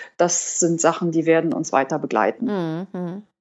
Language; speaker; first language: German; native; German